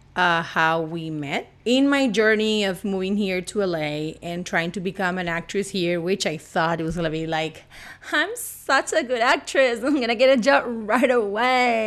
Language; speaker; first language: English; non-native, fluent; Spanish